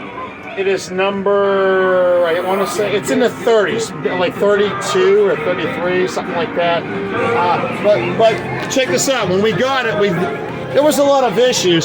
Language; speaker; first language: English; native; English